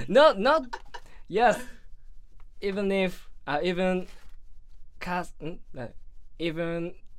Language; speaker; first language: English; non-native, learner; Japanese